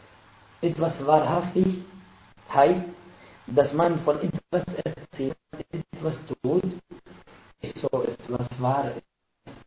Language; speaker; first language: German; non-native, fluent; Arabic